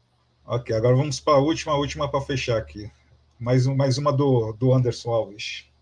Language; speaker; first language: Portuguese; native; Portuguese